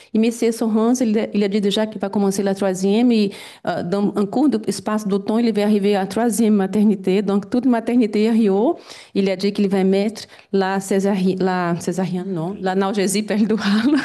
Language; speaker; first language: French; non-native, fluent; Portuguese